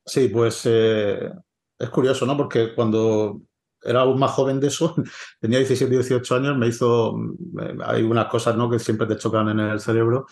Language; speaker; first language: Spanish; native; Spanish